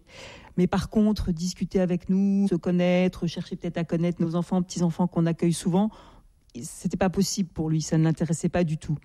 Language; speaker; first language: French; native; French